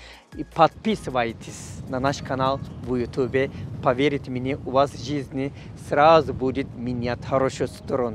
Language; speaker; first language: Russian; non-native, learner; Turkish